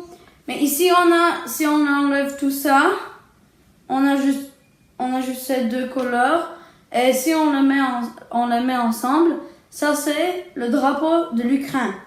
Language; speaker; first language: French; early bilingual, other home language; Czech